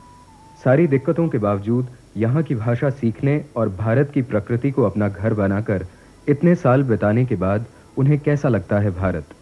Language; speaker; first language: Hindi; native; Hindi